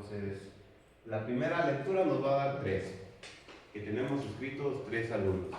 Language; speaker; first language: Spanish; native; Spanish